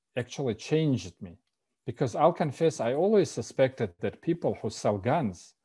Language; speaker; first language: English; non-native, fluent; Russian